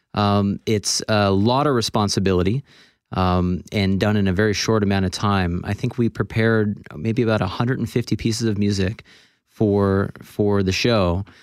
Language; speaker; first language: English; native; English